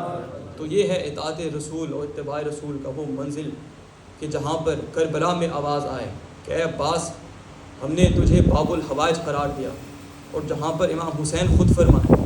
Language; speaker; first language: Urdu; early bilingual, heritage; Urdu